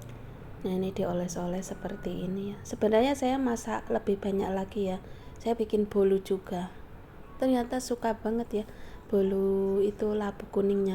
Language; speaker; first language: Indonesian; native; Indonesian